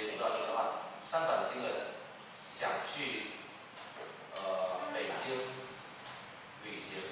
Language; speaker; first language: Chinese; non-native, fluent; Vietnamese